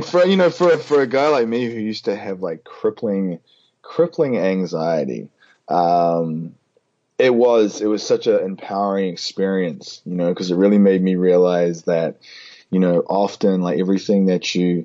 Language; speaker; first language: English; native; English